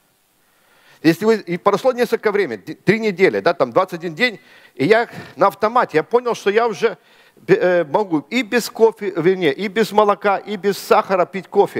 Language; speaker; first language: Russian; native; Russian